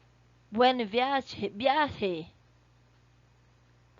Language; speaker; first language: Spanish; non-native, fluent; Portuguese